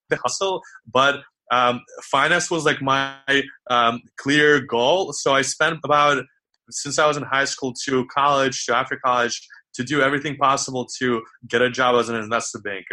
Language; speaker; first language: English; early bilingual, other home language; Ukrainian